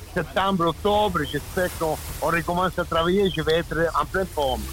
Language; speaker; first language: French; non-native, learner; Italian